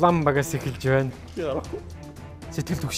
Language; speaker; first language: Mongolian; native; Mongolian